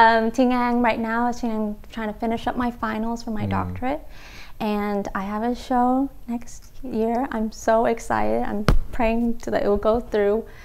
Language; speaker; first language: English; early bilingual, other home language; Vietnamese